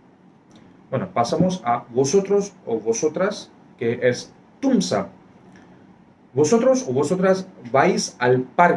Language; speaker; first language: Spanish; non-native, fluent; Hindi